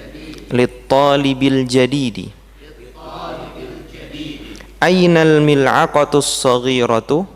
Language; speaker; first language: Arabic; non-native, fluent; Indonesian